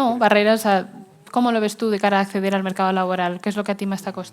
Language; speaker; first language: Spanish; native; Spanish